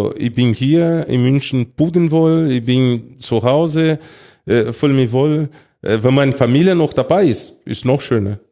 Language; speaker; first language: German; non-native, fluent; Portuguese